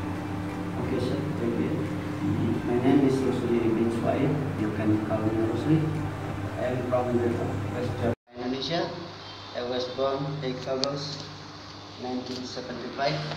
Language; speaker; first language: English; non-native, learner; Indonesian